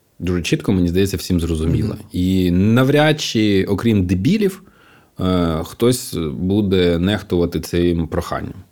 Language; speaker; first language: Ukrainian; non-native, local second language; Russian